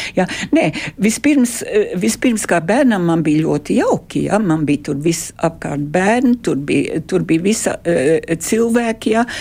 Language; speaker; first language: Latvian; early bilingual, heritage; Latvian